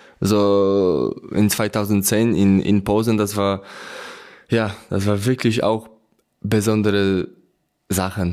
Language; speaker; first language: German; non-native, learner; Polish